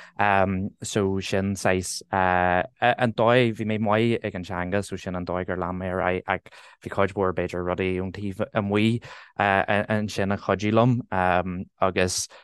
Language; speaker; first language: Irish; non-native, local second language; English